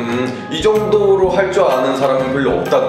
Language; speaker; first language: Korean; native; Korean